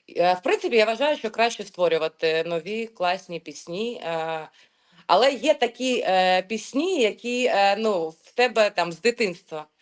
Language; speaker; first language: Ukrainian; non-native, local second language; Russian